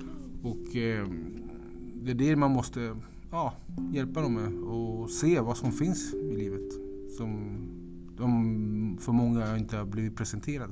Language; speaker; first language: Swedish; non-native, fluent; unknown